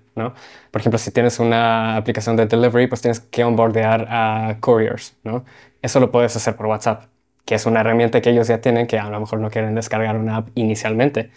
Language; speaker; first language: Spanish; early bilingual, heritage; Spanish